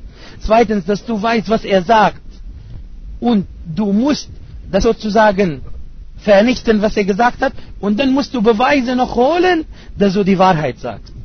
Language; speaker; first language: German; non-native, fluent; Arabic